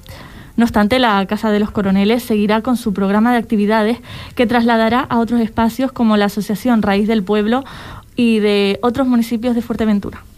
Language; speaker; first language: Spanish; native; Spanish